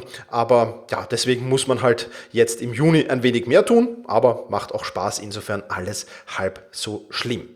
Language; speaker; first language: German; native; German